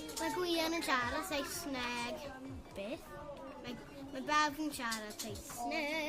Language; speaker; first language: Welsh; non-native, local second language; English